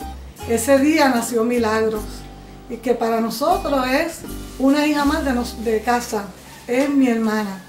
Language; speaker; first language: Spanish; native; Spanish